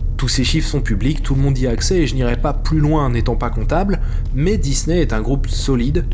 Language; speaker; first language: French; native; French